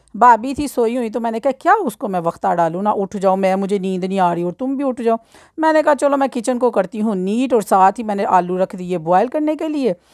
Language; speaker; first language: Urdu; non-native, local second language; Punjabi